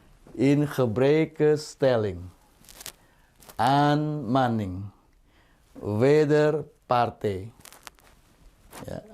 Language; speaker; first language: Dutch; non-native, fluent; Indonesian